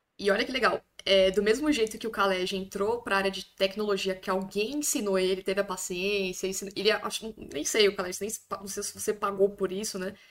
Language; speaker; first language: Portuguese; native; Portuguese